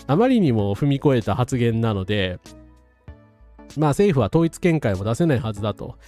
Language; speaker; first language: Japanese; native; Japanese